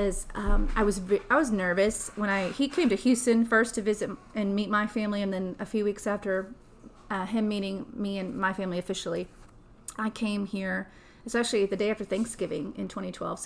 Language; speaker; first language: English; native; English